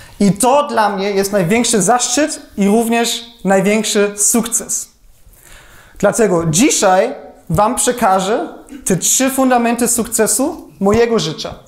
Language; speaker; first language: Polish; non-native, fluent; German